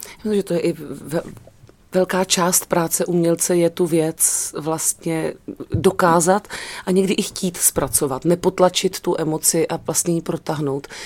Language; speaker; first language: Czech; native; Czech